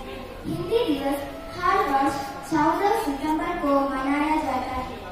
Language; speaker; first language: Hindi; non-native, local second language; Malayalam